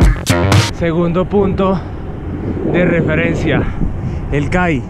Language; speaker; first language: Spanish; native; Spanish